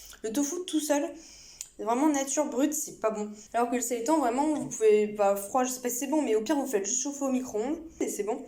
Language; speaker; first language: French; native; French